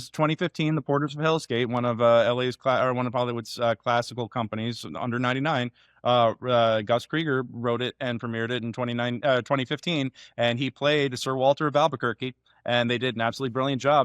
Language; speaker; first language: English; native; English